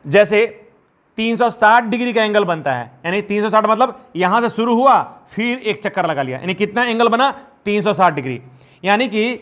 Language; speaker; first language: Hindi; native; Hindi